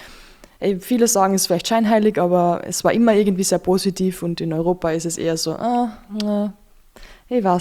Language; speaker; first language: German; native; German